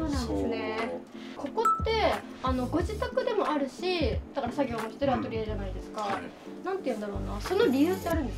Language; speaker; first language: Japanese; native; Japanese